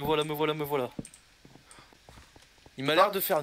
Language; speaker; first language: French; native; French